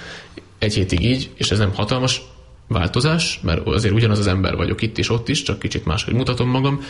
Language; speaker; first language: Hungarian; native; Hungarian